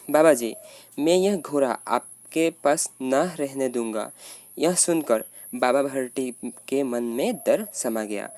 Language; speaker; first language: Hindi; non-native, local second language; Assamese